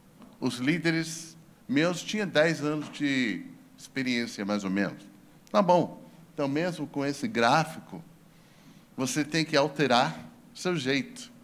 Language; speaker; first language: Portuguese; non-native, fluent; English